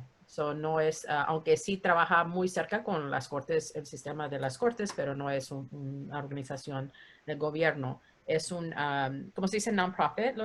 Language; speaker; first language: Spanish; early bilingual, heritage; Spanish